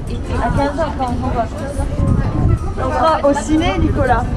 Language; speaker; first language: French; native; French